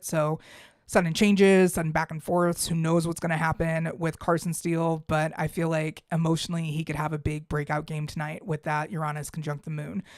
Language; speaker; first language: English; native; English